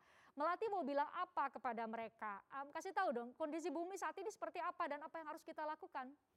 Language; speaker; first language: Indonesian; native; Indonesian